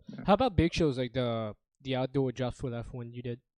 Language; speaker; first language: English; non-native, fluent; French